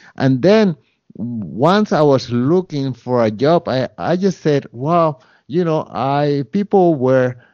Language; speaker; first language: English; non-native, fluent; Spanish